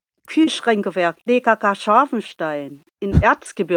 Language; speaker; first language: German; non-native, learner; Vietnamese